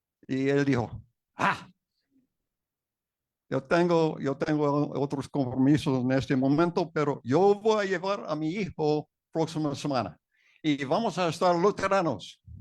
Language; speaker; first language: Spanish; non-native, fluent; English